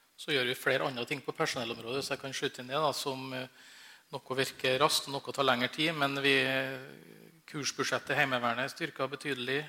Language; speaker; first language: Norwegian; native; Norwegian